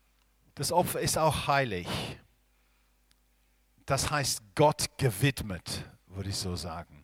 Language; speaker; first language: German; non-native, fluent; English